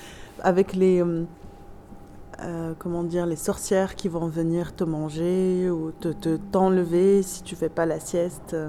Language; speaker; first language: French; non-native, local second language; Arabic